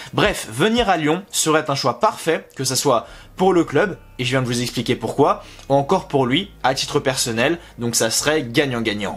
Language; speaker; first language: French; native; French